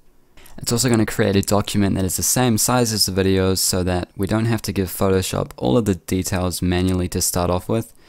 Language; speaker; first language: English; native; English